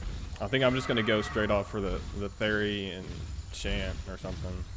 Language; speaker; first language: English; native; English